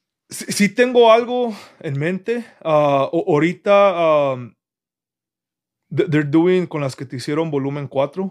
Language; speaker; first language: Spanish; native; Spanish